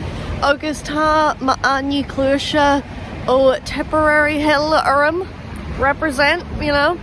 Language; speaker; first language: Irish; non-native, local second language; English